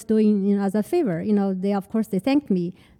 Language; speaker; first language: English; non-native, fluent; Chinese